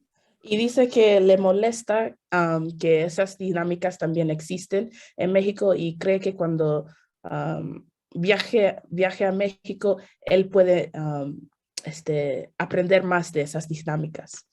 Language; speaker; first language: Spanish; early bilingual, heritage; Spanish